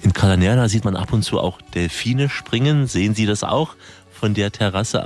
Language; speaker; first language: German; native; German